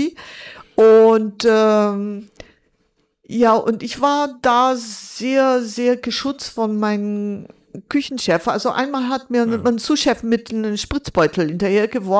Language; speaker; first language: German; non-native, fluent; Portuguese